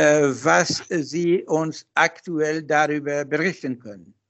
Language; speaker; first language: German; non-native, fluent; Persian